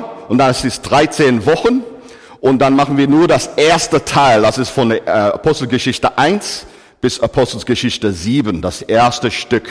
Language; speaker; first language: German; non-native, fluent; English